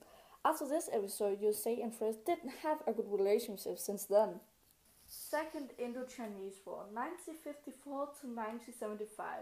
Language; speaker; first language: English; non-native, learner; Danish